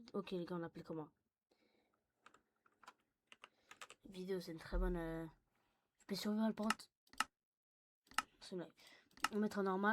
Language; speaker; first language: French; native; French